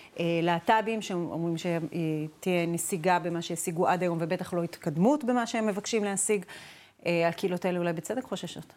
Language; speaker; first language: Hebrew; native; Hebrew